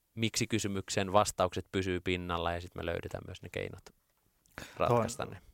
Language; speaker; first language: Finnish; native; Finnish